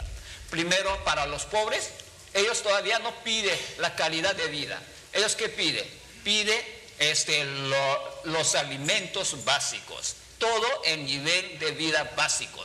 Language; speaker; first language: Spanish; non-native, fluent; Chinese